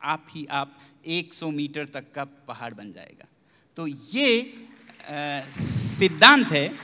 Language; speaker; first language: Hindi; non-native, local second language; Ladakhi